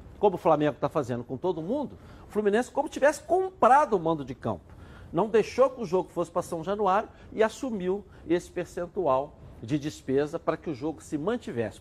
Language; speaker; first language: Portuguese; native; Portuguese